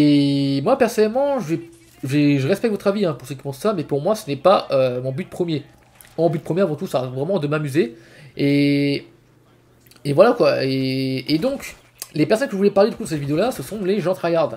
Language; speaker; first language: French; native; French